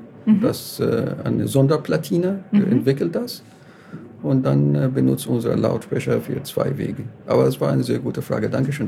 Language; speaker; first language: German; non-native, learner; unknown